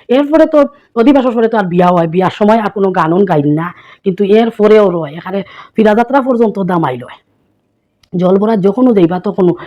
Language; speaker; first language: Bangla; native; Bangla